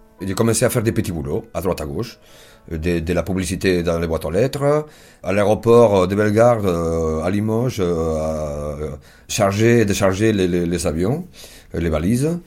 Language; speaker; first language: French; non-native, fluent; Spanish